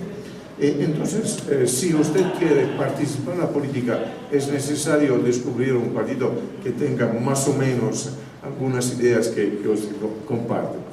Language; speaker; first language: Spanish; non-native, fluent; Italian